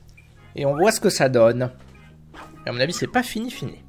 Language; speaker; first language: French; native; French